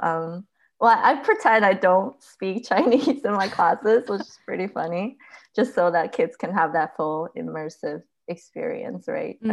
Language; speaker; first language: English; early bilingual, other home language; Chinese